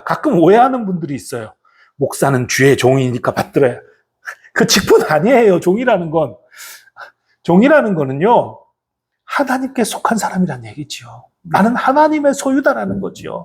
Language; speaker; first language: Korean; native; Korean